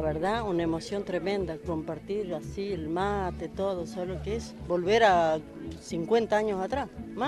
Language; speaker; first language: Spanish; native; Spanish